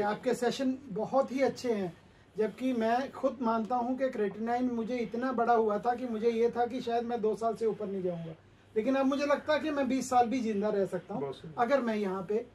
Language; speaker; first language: Hindi; native; Hindi